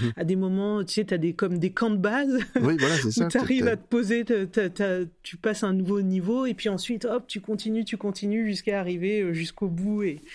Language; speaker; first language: French; native; French